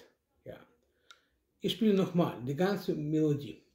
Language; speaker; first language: German; non-native, learner; Russian